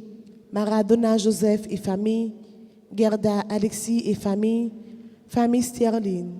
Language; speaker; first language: French; non-native, local second language; Haitian Creole